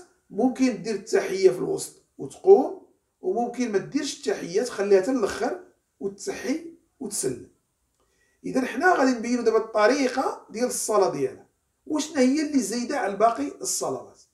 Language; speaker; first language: Arabic; native; Arabic